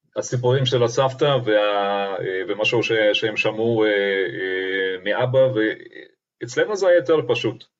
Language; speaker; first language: Hebrew; non-native, fluent; Russian